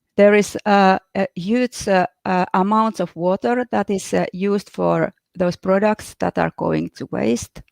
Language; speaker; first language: English; non-native, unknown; Finnish